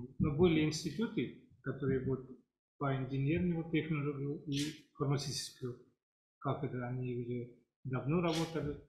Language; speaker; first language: Russian; non-native, fluent; Assamese